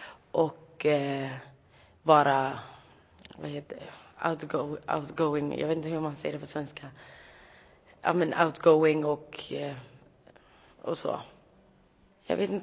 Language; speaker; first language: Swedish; early bilingual, other home language; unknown